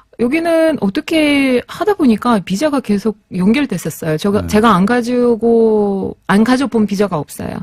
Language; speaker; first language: Korean; non-native, fluent; Russian